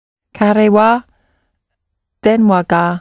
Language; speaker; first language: Japanese; non-native, learner; English